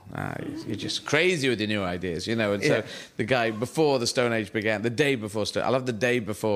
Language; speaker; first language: English; native; English